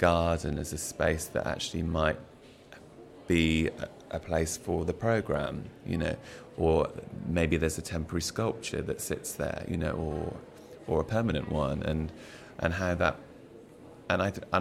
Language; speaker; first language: English; native; English